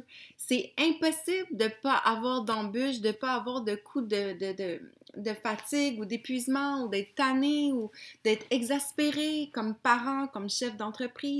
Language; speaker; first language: French; native; French